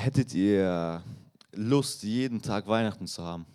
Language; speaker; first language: German; non-native, fluent; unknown